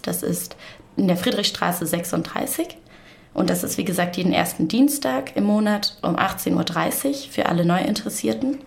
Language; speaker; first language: German; native; German